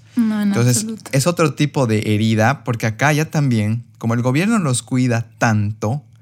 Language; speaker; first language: Spanish; native; Spanish